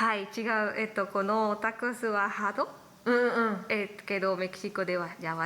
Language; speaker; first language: Japanese; non-native, learner; Spanish